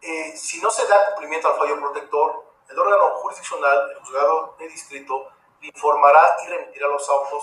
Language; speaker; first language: Spanish; native; Spanish